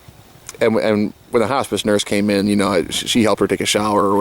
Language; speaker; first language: English; native; English